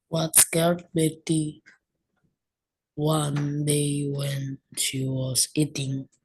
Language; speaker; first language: English; non-native, learner; Indonesian